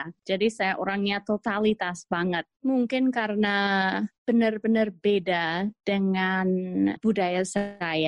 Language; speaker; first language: Indonesian; non-native, fluent; English